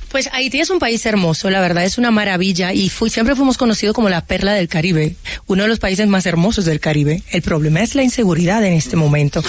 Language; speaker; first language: Spanish; early bilingual, other home language; Haitian Creole